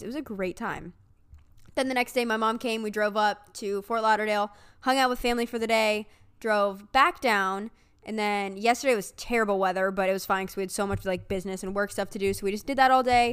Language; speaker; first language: English; native; English